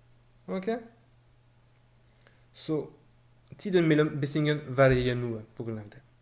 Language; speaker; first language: Norwegian; non-native, fluent; French